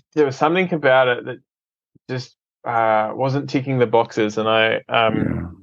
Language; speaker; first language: English; native; English